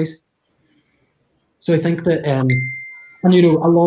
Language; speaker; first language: English; native; English